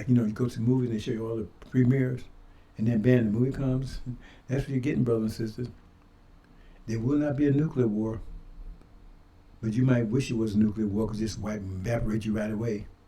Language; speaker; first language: English; native; English